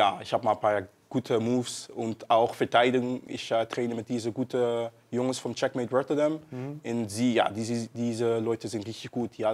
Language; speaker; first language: German; non-native, learner; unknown